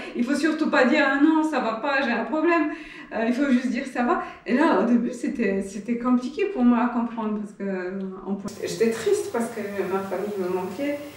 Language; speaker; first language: French; non-native, fluent; Polish